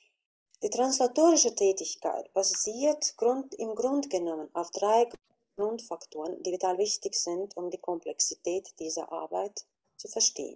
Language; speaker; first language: German; non-native, fluent; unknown